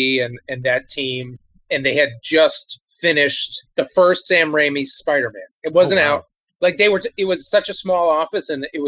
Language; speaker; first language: English; native; English